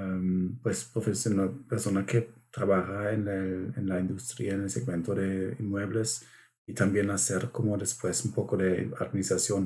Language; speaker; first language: Spanish; non-native, fluent; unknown